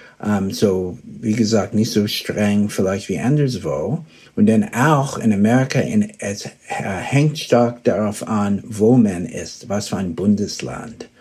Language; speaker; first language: German; early bilingual, heritage; German